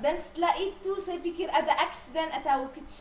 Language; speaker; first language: Indonesian; non-native, learner; Arabic